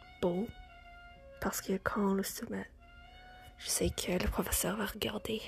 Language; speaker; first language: French; non-native, learner; English